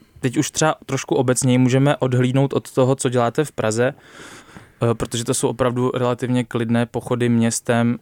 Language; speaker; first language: Czech; native; Czech